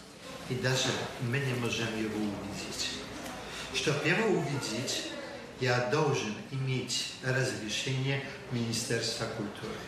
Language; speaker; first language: Russian; non-native, fluent; Polish